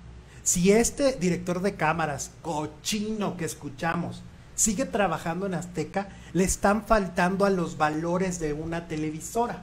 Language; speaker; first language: Spanish; native; Spanish